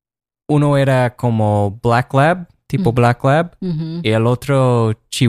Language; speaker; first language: Spanish; non-native, fluent; English